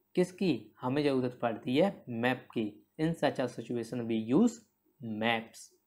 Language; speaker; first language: Hindi; native; Hindi